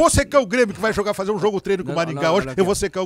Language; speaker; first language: Portuguese; native; Portuguese